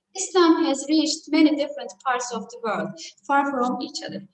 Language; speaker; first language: English; non-native, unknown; Turkish